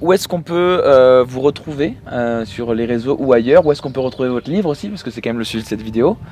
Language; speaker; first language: French; native; French